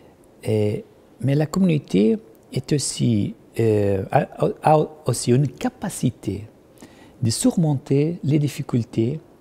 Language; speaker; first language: French; non-native, fluent; Portuguese